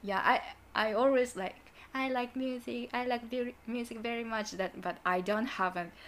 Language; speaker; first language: English; non-native, learner; Japanese